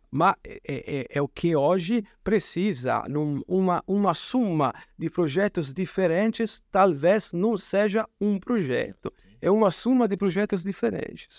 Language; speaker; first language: Portuguese; non-native, fluent; Italian